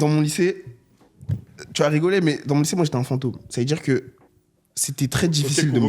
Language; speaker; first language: French; native; French